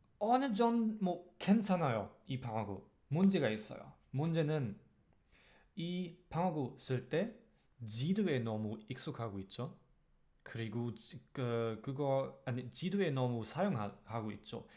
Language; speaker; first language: Korean; non-native, learner; German